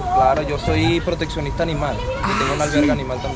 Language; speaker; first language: Spanish; native; Spanish